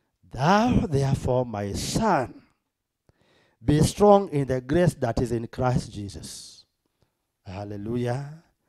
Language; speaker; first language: English; non-native, local second language; Swahili